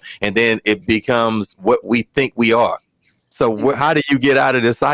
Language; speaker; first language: English; native; English